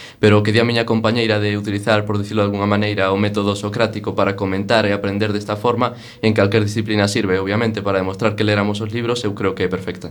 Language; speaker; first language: Galician; non-native, local second language; Spanish